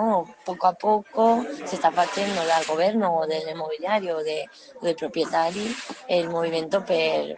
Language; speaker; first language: Italian; non-native, learner; Spanish